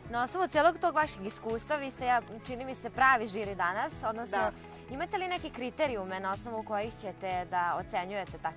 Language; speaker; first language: Serbian; native; Serbian